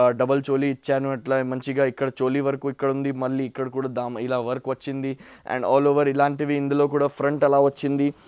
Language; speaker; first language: Telugu; non-native, local second language; Hindi